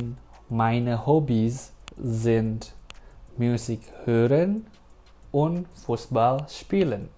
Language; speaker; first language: German; non-native, learner; Indonesian